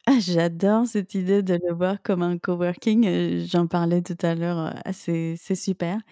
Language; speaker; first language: French; native; French